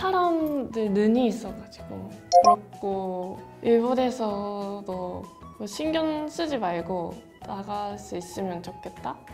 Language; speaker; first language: Korean; non-native, fluent; Japanese